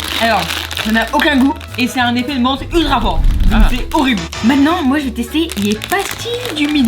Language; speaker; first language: French; native; French